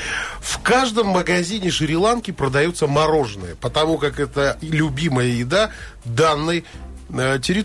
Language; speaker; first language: Russian; native; Russian